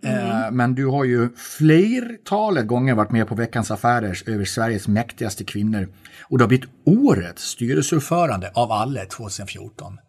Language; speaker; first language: Swedish; native; Swedish